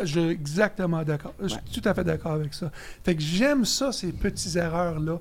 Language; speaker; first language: French; native; French